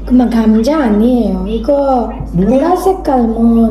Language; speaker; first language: Korean; non-native, learner; Bangla